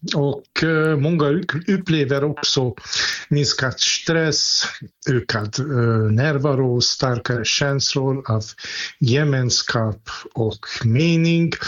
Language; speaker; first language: Swedish; non-native, fluent; Hungarian